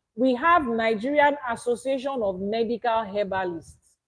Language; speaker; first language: English; non-native, local second language; Yoruba